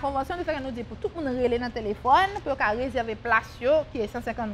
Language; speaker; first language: French; non-native, local second language; Haitian Creole